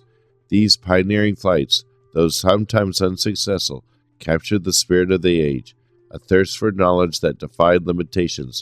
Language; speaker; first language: English; native; English